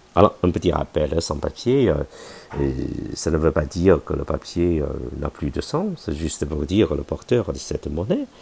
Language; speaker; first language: French; non-native, fluent; Chinese